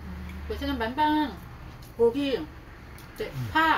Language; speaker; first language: Korean; non-native, learner; Vietnamese